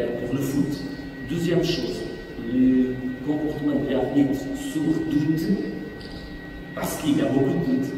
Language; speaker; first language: French; non-native, fluent; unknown